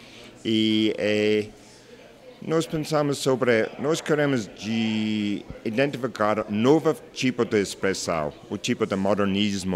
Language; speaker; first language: Portuguese; non-native, learner; English